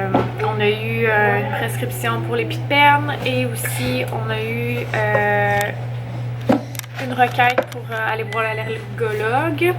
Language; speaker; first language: French; native; French